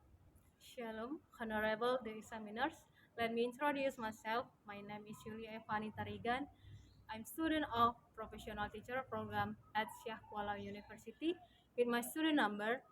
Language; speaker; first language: English; non-native, learner; Indonesian